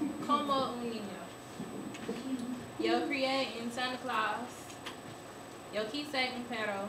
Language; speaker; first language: Spanish; non-native, learner; English